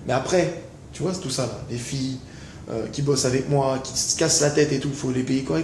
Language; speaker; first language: French; native; French